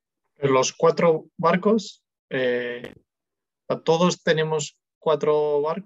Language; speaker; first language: Spanish; non-native, learner; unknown